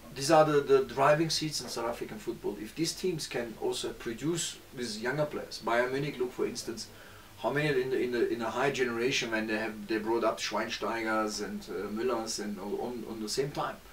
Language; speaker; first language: English; non-native, fluent; Turkish